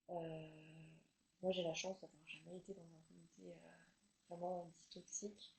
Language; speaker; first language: French; native; French